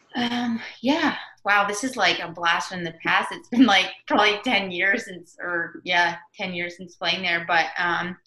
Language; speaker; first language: English; native; English